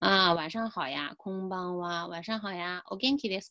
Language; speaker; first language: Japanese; non-native, fluent; Chinese